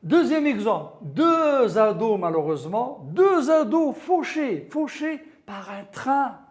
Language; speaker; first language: French; non-native, local second language; Arabic